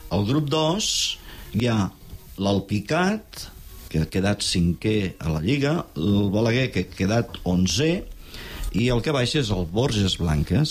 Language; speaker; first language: Catalan; native; Catalan